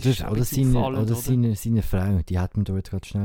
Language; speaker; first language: German; native; German